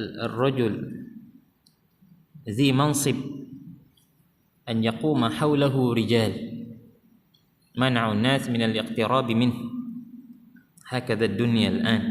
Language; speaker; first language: Arabic; non-native, fluent; Malay